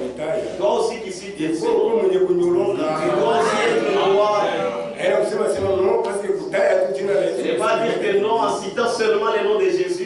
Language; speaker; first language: French; non-native, local second language; Swahili